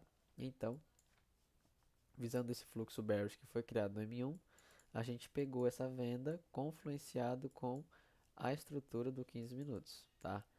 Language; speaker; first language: Portuguese; native; Portuguese